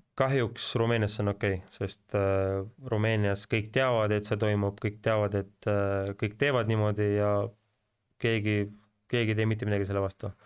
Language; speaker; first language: Estonian; early bilingual, heritage; Estonian